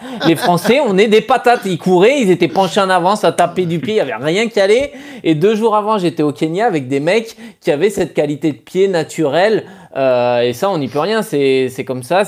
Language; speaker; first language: French; native; French